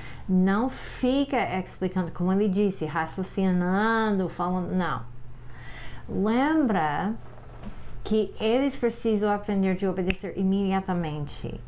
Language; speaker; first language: Portuguese; non-native, fluent; English